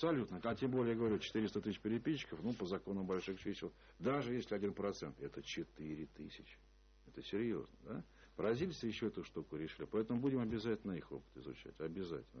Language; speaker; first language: Russian; native; Russian